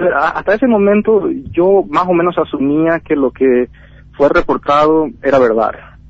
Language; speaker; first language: Spanish; early bilingual, heritage; Spanish